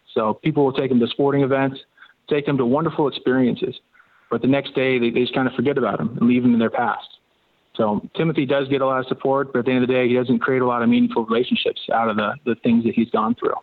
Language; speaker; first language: English; native; English